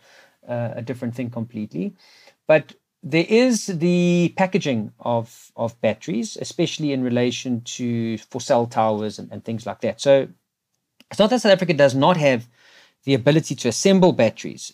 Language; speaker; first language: English; native; English